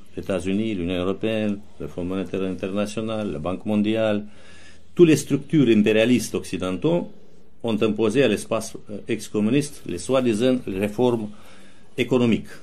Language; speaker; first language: French; non-native, fluent; Romanian